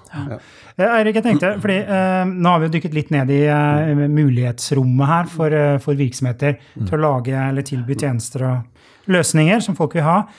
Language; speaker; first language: Norwegian; native; Norwegian